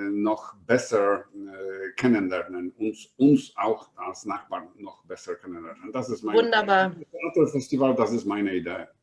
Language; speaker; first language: German; non-native, fluent; Polish